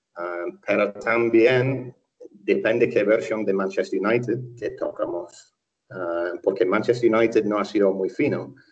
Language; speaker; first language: Spanish; non-native, fluent; English